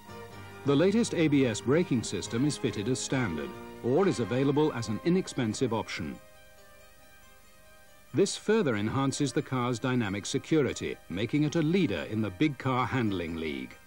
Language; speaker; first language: English; native; English